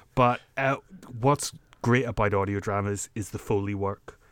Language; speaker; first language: English; native; English